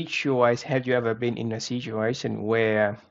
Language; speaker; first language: English; non-native, fluent; Vietnamese